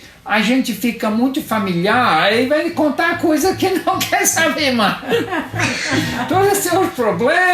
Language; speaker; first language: Portuguese; non-native, fluent; Italian